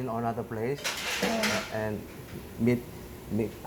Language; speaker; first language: English; non-native, learner; Korean